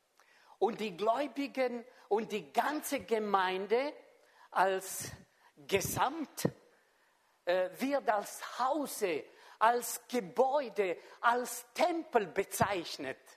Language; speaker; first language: German; non-native, fluent; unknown